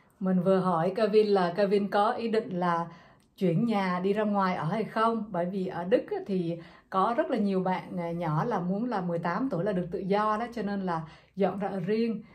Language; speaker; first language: Vietnamese; native; Vietnamese